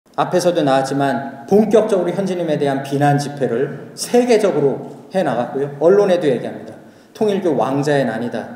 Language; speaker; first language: Korean; native; Korean